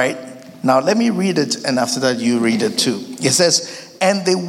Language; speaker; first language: English; non-native, local second language; Akan